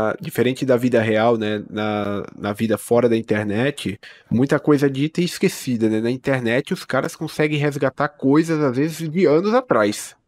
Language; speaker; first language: Portuguese; native; Portuguese